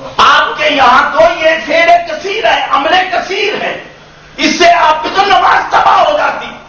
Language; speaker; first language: Urdu; native; Urdu